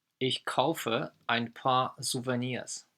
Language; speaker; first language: German; non-native, fluent; Polish